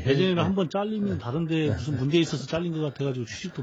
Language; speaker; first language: Korean; native; Korean